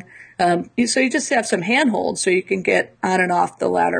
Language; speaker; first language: English; native; English